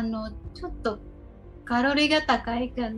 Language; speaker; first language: Japanese; non-native, local second language; Filipino